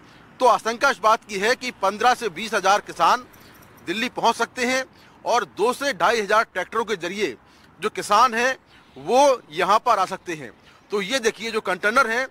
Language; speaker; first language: Hindi; native; Hindi